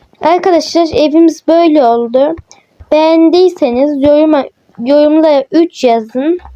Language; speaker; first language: Turkish; native; Turkish